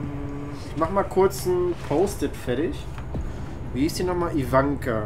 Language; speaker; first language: German; native; German